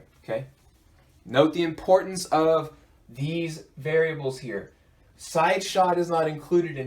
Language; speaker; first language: English; native; English